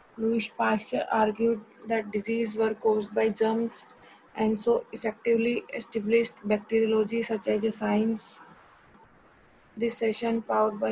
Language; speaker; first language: English; non-native, local second language; Hindi